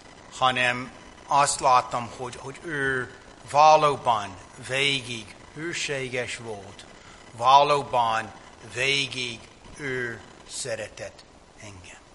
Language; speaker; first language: Hungarian; non-native, fluent; English